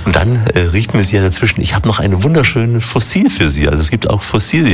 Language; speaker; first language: German; native; German